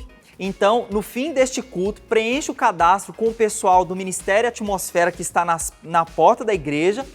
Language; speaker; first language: Portuguese; native; Portuguese